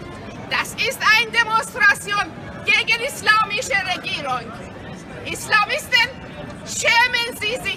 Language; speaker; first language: German; non-native, learner; Persian